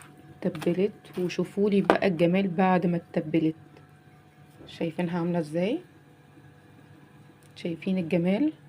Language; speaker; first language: Arabic; native; Arabic